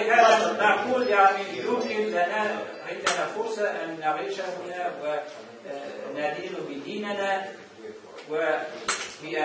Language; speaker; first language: Arabic; non-native, fluent; Tatar